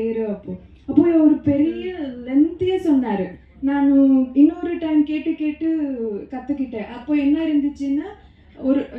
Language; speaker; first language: Tamil; non-native, local second language; Kannada